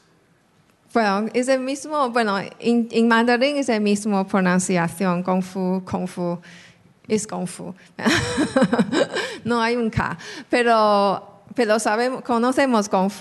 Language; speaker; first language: Spanish; non-native, fluent; Chinese